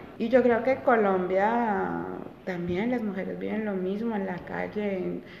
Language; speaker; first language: Spanish; early bilingual, heritage; Spanish